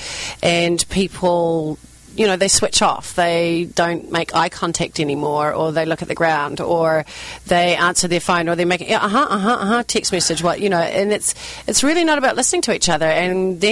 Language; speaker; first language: English; native; English